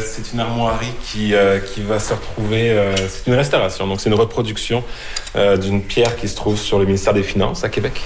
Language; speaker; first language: French; native; French